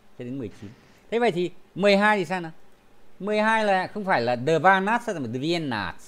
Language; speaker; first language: Vietnamese; native; Vietnamese